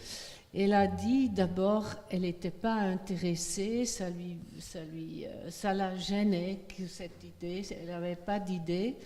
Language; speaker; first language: French; non-native, fluent; Swiss German